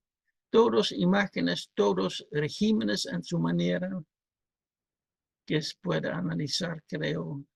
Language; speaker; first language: Spanish; non-native, fluent; Dutch